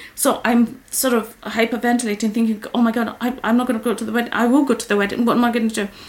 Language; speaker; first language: English; non-native, local second language; Kikuyu